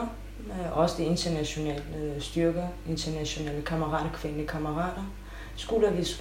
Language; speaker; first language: Danish; non-native, fluent; Kurdish